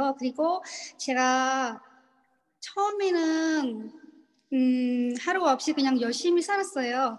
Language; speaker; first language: Korean; non-native, learner; Khmer